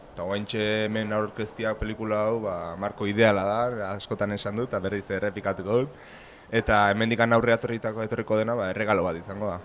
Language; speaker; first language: Basque; native; Basque